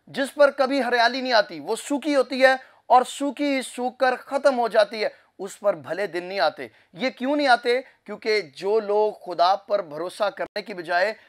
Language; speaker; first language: Urdu; non-native, local second language; Punjabi